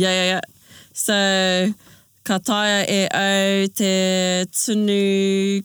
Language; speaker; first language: Māori; non-native, local second language; English